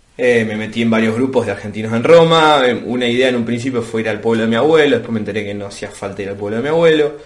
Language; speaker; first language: Spanish; native; Spanish